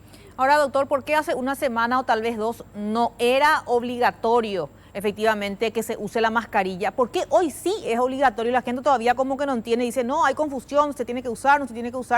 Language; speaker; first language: Spanish; native; Spanish